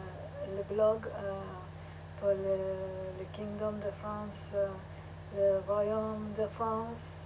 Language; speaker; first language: French; non-native, learner; English